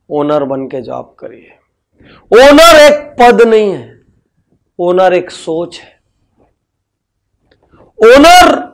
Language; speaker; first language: Hindi; native; Hindi